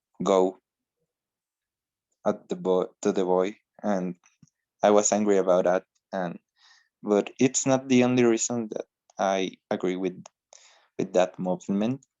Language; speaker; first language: English; non-native, learner; Spanish